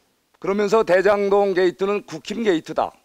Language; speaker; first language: Korean; native; Korean